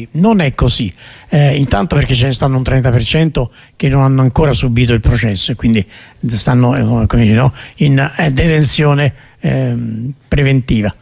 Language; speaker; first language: Italian; native; Italian